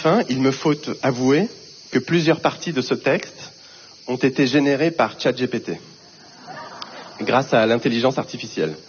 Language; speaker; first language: French; non-native, fluent; Portuguese